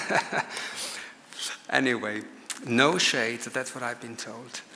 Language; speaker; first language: English; non-native, fluent; Italian